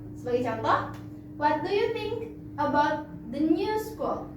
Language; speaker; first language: English; non-native, fluent; Indonesian